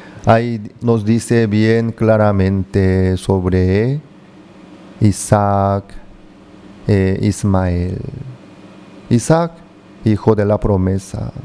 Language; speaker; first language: Spanish; non-native, fluent; Korean